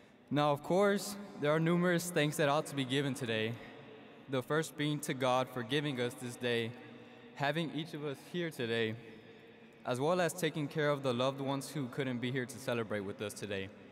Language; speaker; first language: English; early bilingual, other home language; Spanish